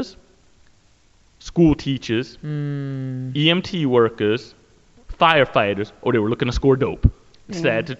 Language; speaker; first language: English; native; English